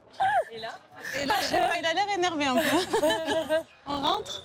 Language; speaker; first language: French; native; French